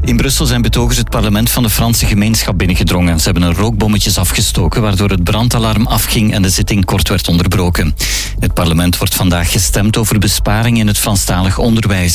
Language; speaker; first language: Dutch; native; Dutch